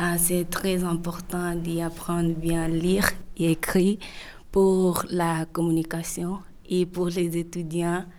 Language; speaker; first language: French; non-native, learner; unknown